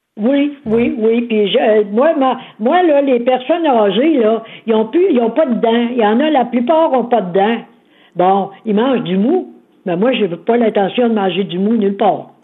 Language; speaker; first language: French; native; French